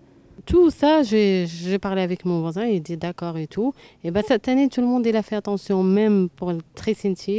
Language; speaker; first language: French; non-native, learner; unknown